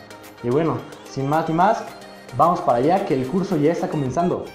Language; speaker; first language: Spanish; native; Spanish